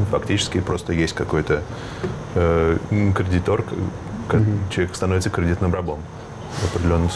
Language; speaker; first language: Russian; native; Russian